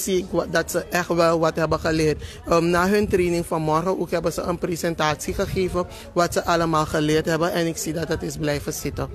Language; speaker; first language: Dutch; native; Dutch